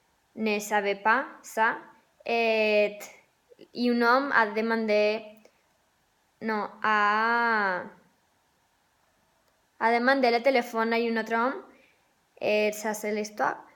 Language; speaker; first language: French; non-native, learner; Spanish